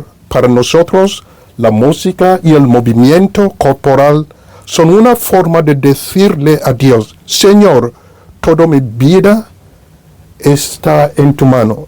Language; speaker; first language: Spanish; non-native, fluent; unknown